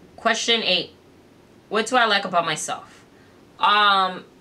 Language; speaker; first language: English; native; English